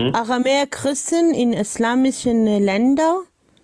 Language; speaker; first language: German; non-native, learner; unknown